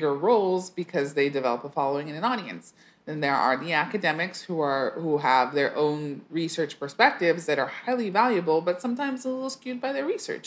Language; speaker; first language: English; native; English